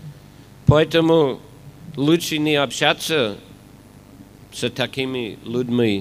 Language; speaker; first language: Russian; non-native, fluent; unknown